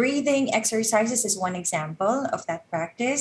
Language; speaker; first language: English; non-native, local second language; Filipino